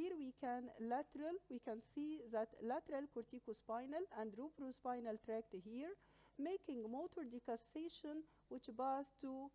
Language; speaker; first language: English; non-native, local second language; Arabic